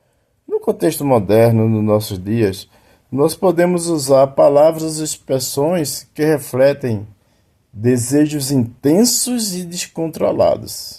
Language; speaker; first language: Portuguese; native; Portuguese